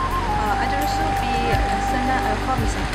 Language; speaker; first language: Arabic; non-native, learner; Malay